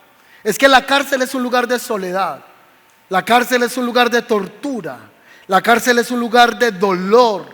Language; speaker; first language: Spanish; native; Spanish